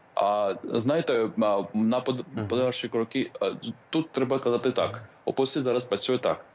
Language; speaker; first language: Ukrainian; non-native, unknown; Georgian